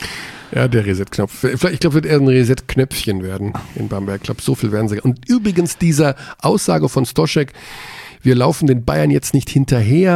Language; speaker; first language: German; native; German